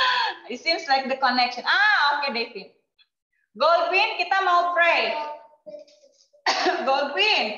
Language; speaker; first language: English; non-native, fluent; Indonesian